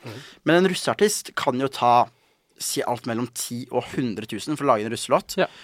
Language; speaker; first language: Norwegian; native; Norwegian